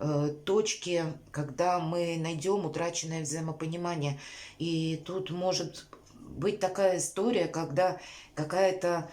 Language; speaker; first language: Russian; native; Russian